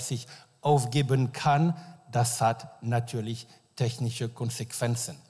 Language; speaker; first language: German; non-native, fluent; French